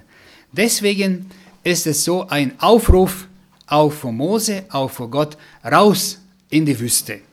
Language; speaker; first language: German; non-native, fluent; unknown